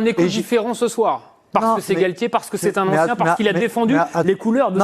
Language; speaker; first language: French; native; French